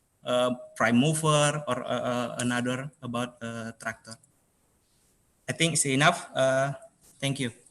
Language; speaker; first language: English; non-native, learner; Indonesian